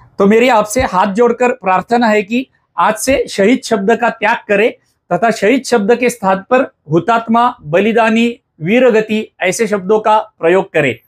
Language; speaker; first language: Hindi; non-native, local second language; Marathi